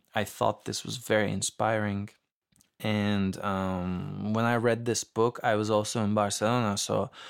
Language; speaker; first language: English; non-native, fluent; Turkish